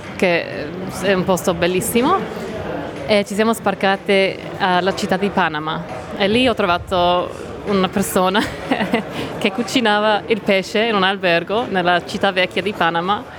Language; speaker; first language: Italian; non-native, fluent; English